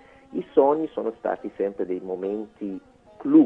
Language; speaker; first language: Italian; non-native, fluent; Persian